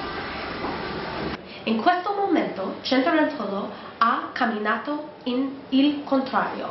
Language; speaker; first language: Italian; non-native, learner; English